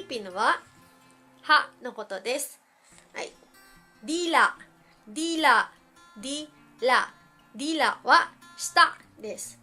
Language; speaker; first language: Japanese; early bilingual, heritage; Filipino